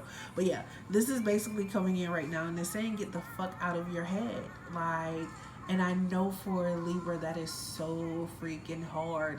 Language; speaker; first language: English; native; English